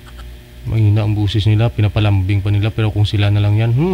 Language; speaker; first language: Filipino; native; Filipino